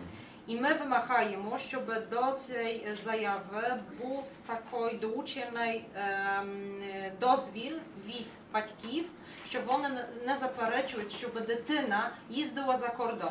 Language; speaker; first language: Ukrainian; non-native, fluent; Polish